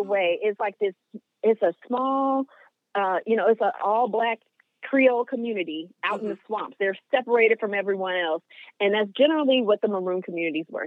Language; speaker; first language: English; native; English